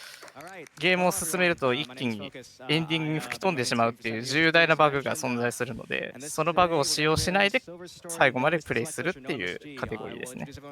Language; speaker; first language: Japanese; native; Japanese